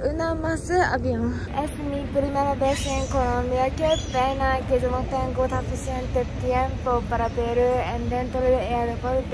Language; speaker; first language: Spanish; non-native, learner; Japanese